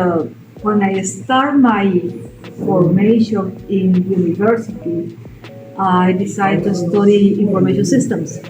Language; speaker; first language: English; non-native, learner; Spanish